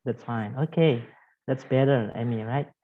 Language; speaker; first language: English; non-native, fluent; Indonesian